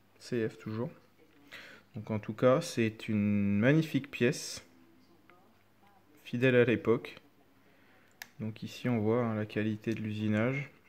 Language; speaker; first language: French; native; French